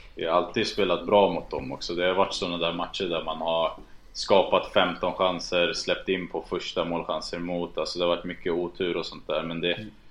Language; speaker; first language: Swedish; early bilingual, other home language; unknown